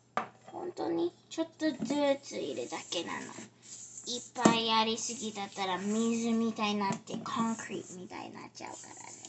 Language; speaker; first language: Japanese; early bilingual, heritage; Japanese